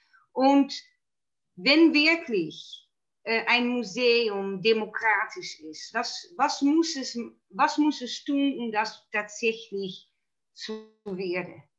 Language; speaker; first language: German; non-native, fluent; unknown